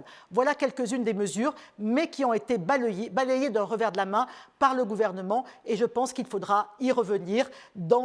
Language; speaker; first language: French; native; French